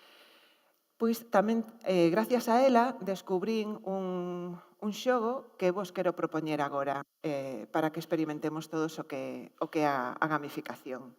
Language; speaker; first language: Galician; native; Galician